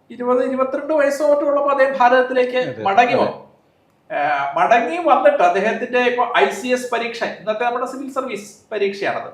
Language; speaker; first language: Malayalam; native; Malayalam